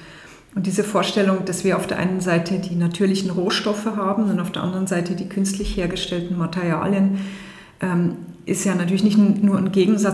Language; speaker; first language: German; native; German